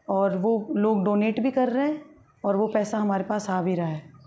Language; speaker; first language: Hindi; native; Hindi